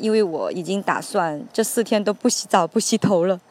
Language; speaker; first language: Chinese; native; Chinese